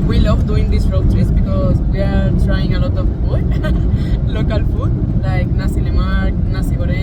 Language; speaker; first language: English; non-native, fluent; Spanish